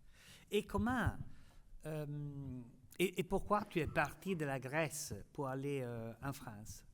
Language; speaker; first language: French; non-native, fluent; Italian